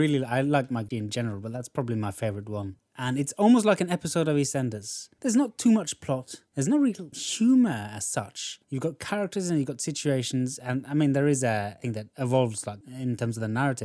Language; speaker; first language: English; non-native, fluent; Norwegian